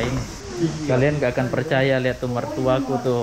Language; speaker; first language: Indonesian; native; Indonesian